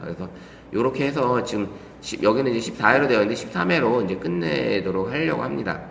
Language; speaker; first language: Korean; native; Korean